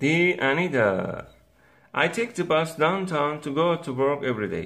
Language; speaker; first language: English; non-native, fluent; Turkish